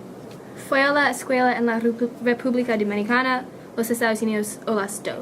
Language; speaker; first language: Spanish; non-native, learner; English